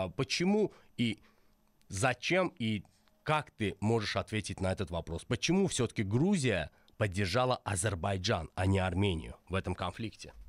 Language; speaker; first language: Russian; non-native, local second language; Azerbaijani